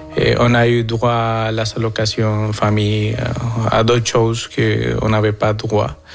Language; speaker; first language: French; non-native, fluent; Spanish